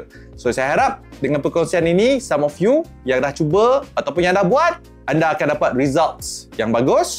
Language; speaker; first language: Malay; native; Malay